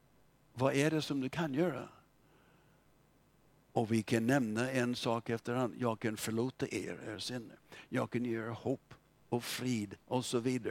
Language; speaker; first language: Swedish; non-native, fluent; English